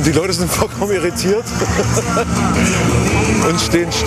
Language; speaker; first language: German; native; German